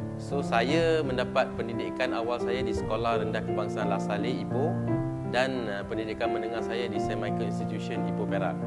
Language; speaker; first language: Malay; non-native, local second language; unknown